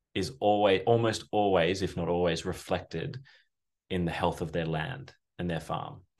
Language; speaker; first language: English; native; English